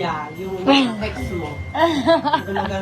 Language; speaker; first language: Filipino; native; Filipino